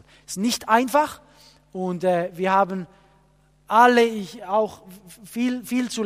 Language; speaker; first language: German; non-native, fluent; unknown